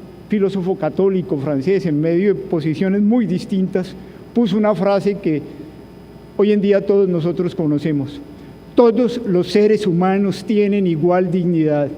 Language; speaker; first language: Spanish; native; Spanish